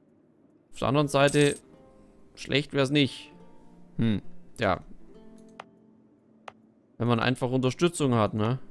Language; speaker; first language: German; native; German